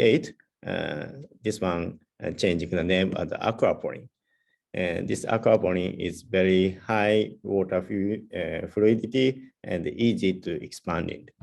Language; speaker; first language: English; non-native, learner; Japanese